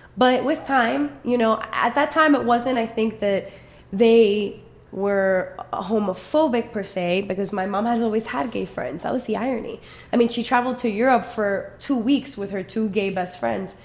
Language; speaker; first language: English; early bilingual, other home language; Spanish